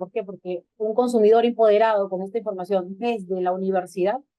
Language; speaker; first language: Spanish; native; Spanish